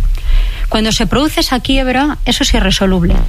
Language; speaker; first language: Spanish; native; Spanish